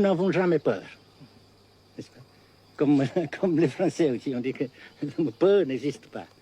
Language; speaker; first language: French; non-native, local second language; Vietnamese